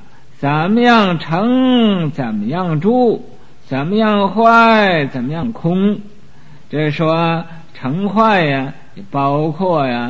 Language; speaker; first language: Chinese; native; Chinese